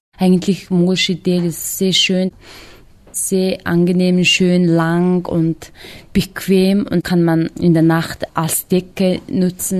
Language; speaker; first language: German; non-native, learner; Mongolian